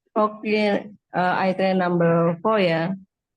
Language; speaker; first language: English; non-native, learner; Indonesian